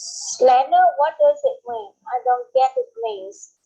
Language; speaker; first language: English; non-native, learner; Vietnamese